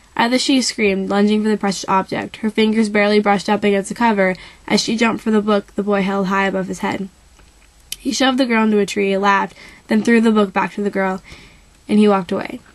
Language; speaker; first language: English; native; English